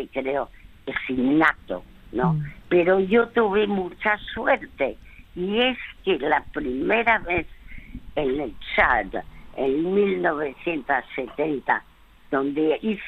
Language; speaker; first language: Spanish; early bilingual, other home language; French